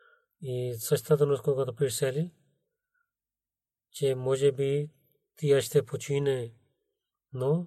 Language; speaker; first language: Bulgarian; non-native, learner; Urdu